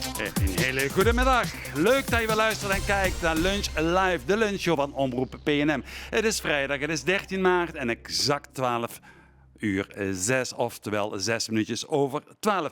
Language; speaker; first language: Dutch; native; Dutch